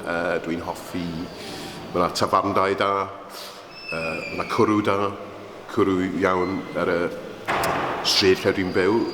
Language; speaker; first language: Welsh; non-native, local second language; English